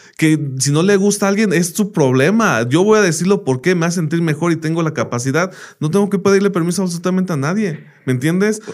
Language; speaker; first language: Spanish; early bilingual, heritage; Spanish